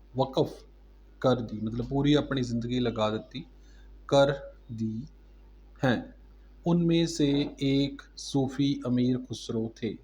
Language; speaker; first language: Urdu; non-native, local second language; Punjabi